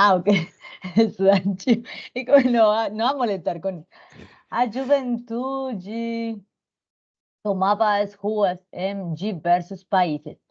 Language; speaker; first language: Portuguese; non-native, learner; Spanish